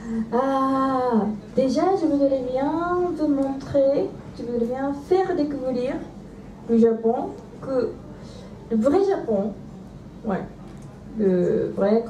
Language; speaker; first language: French; non-native, fluent; Japanese